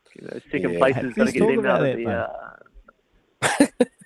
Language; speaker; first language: English; native; English